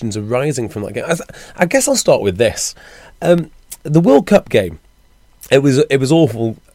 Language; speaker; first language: English; native; English